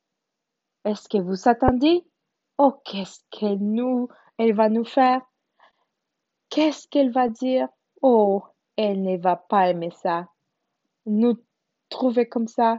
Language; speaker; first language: French; non-native, learner; Spanish